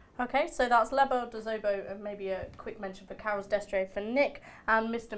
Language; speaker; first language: English; native; English